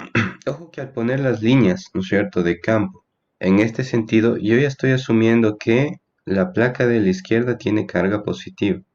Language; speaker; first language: Spanish; native; Spanish